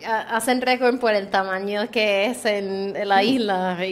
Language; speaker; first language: Spanish; non-native, fluent; English